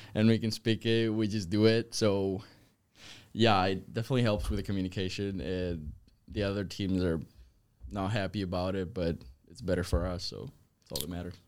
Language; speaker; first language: English; non-native, fluent; Spanish